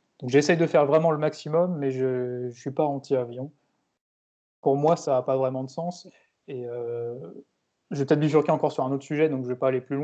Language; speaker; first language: French; native; French